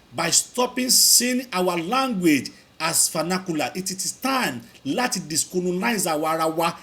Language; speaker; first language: English; non-native, local second language; Yoruba